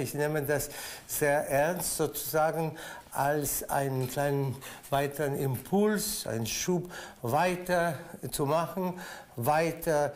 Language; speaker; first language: German; non-native, fluent; Spanish